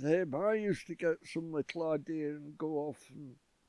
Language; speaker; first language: English; native; English